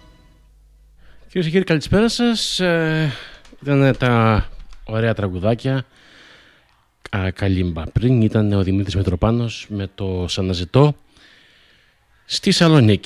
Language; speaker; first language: Greek; native; Greek